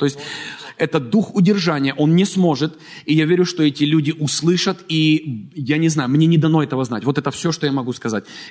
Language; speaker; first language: Russian; native; Russian